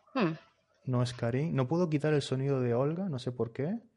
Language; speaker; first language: Spanish; native; Spanish